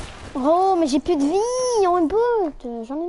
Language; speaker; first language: French; native; French